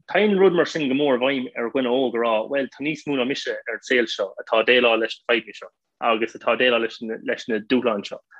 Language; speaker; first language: Irish; non-native, local second language; English